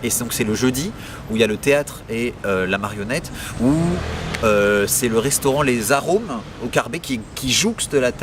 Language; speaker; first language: French; native; French